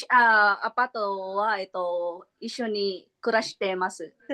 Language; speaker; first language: Japanese; non-native, learner; Filipino